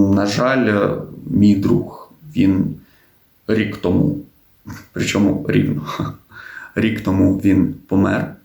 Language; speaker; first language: Ukrainian; non-native, local second language; Russian